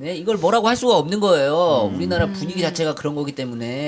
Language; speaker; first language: Korean; native; Korean